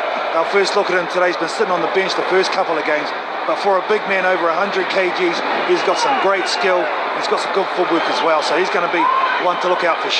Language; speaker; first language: English; native; English